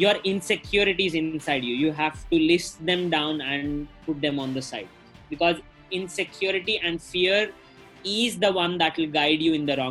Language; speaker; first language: English; non-native, local second language; Telugu